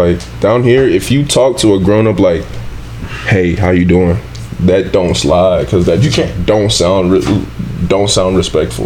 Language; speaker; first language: English; non-native, local second language; Esan